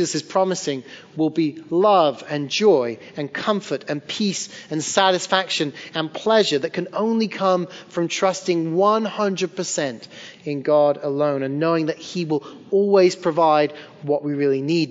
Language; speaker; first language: English; native; English